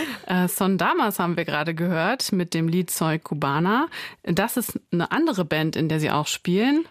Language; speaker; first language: German; native; German